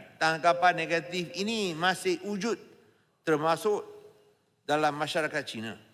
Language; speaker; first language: Malay; non-native, local second language; Chinese